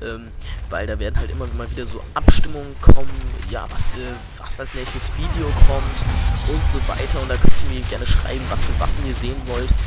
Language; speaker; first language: German; native; German